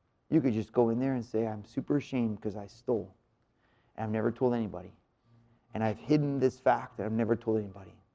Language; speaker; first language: English; native; English